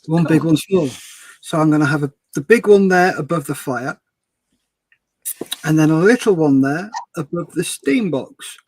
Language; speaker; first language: English; native; English